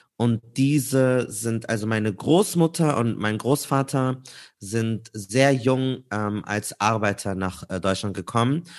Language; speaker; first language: German; native; German